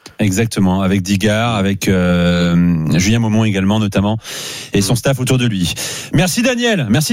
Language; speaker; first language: French; native; French